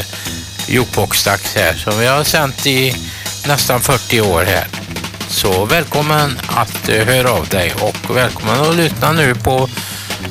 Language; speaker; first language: Swedish; native; Swedish